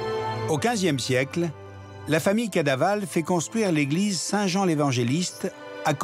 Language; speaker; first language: French; native; French